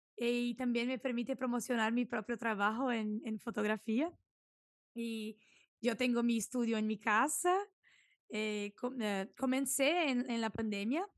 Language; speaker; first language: Spanish; non-native, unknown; Portuguese